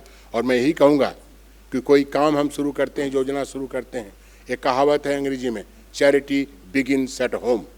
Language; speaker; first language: Hindi; non-native, local second language; Bangla